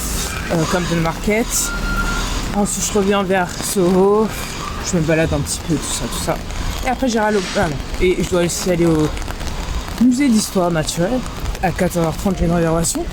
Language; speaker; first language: French; native; French